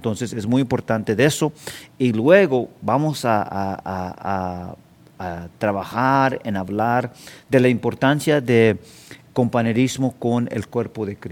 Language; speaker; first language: Spanish; early bilingual, heritage; Spanish